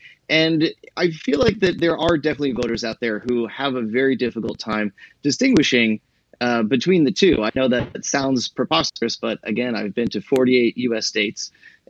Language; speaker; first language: English; native; English